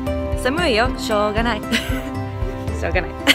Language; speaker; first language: Japanese; non-native, learner; English